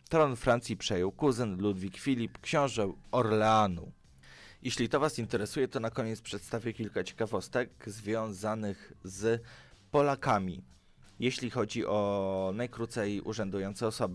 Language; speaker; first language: Polish; native; Polish